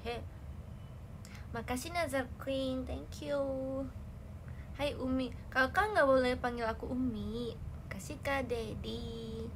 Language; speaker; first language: Indonesian; native; Indonesian